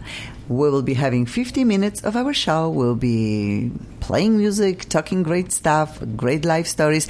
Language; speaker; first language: English; non-native, fluent; Polish